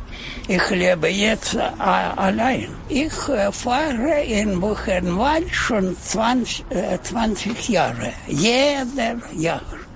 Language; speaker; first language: German; non-native, learner; Russian